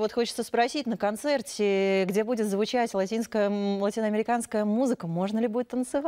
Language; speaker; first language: Russian; native; Russian